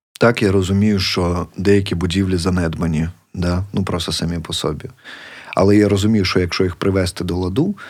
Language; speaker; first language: Ukrainian; native; Ukrainian